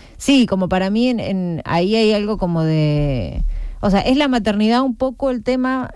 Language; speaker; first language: Spanish; native; Spanish